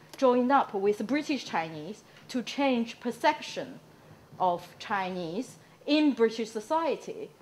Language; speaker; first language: English; non-native, fluent; Chinese